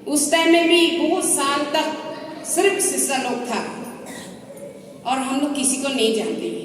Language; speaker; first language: Hindi; non-native, local second language; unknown